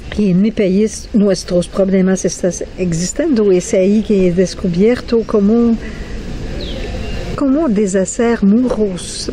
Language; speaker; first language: Spanish; non-native, fluent; French